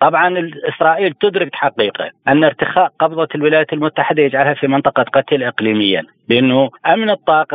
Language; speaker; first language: Arabic; native; Arabic